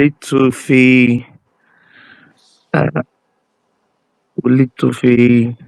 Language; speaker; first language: Arabic; non-native, learner; English